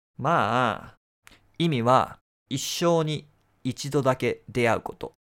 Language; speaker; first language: Japanese; native; Japanese